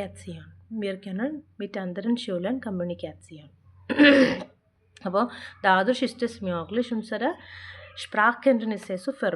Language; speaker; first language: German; non-native, fluent; Malayalam